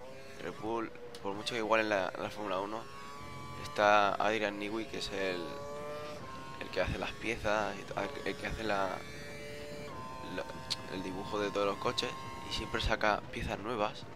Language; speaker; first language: Spanish; native; Spanish